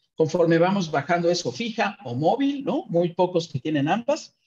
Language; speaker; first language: Spanish; native; Spanish